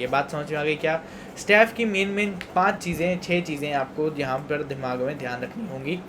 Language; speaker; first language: Hindi; non-native, local second language; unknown